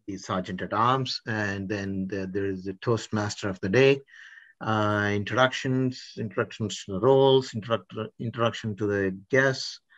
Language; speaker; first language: English; non-native, local second language; Kannada